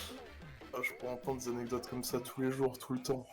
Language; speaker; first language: French; native; French